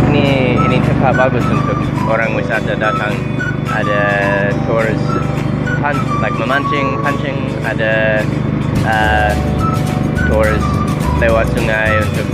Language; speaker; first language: Indonesian; non-native, learner; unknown